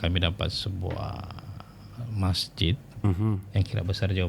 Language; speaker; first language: Malay; native; Malay